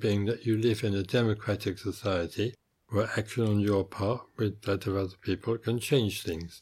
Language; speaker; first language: English; native; English